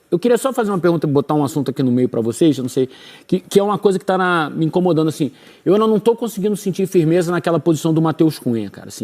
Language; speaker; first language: Portuguese; native; Portuguese